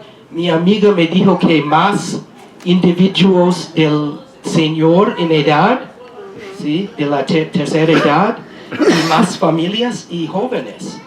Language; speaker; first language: Spanish; non-native, learner; English